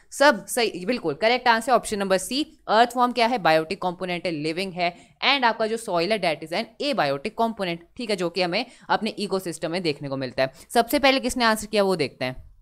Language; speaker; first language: Hindi; native; Hindi